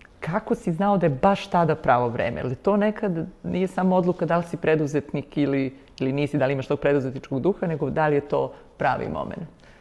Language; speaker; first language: Serbian; native; Serbian